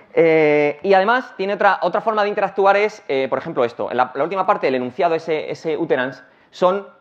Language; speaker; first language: Spanish; native; Spanish